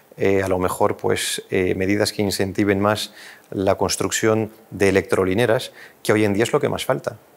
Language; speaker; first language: Spanish; non-native, fluent; French